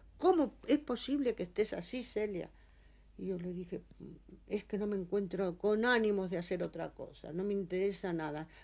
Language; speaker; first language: Spanish; native; Spanish